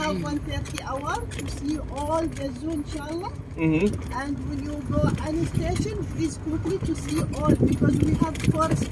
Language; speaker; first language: English; non-native, learner; Arabic